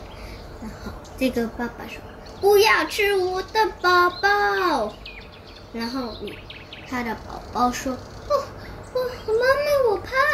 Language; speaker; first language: Chinese; non-native, learner; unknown